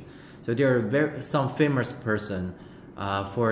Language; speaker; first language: English; non-native, fluent; Chinese